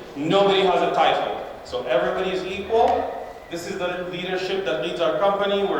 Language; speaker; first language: English; non-native, local second language; Arabic